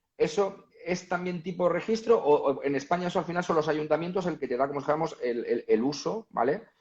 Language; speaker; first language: Spanish; native; Spanish